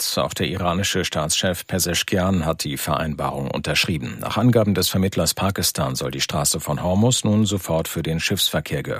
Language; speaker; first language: German; native; German